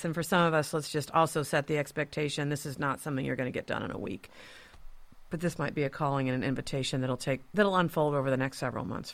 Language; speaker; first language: English; native; English